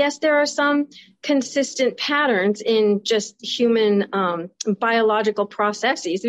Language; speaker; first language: English; native; English